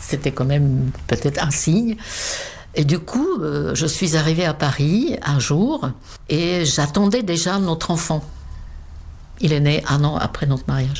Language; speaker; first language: French; non-native, fluent; Czech